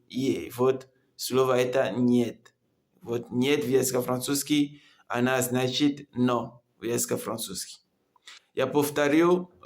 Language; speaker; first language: Russian; non-native, learner; Comorian